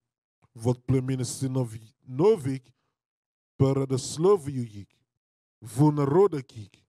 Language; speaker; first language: Russian; non-native, learner; English